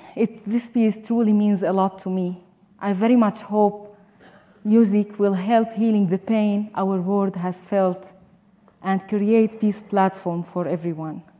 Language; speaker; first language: English; non-native, fluent; Arabic